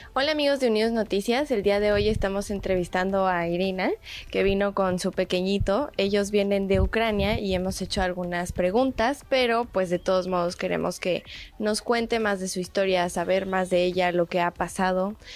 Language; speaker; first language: Spanish; native; Spanish